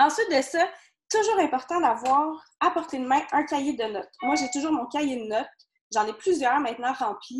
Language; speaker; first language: French; native; French